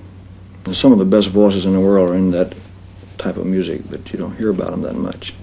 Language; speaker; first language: English; native; English